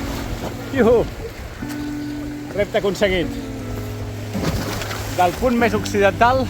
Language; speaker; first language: Catalan; native; Catalan